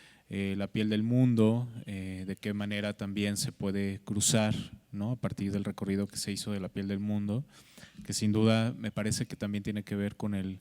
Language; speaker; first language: Spanish; native; Spanish